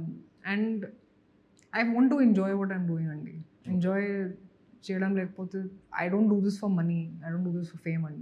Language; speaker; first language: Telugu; non-native, local second language; Hindi